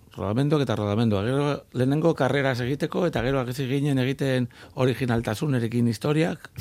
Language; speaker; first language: Basque; non-native, local second language; Spanish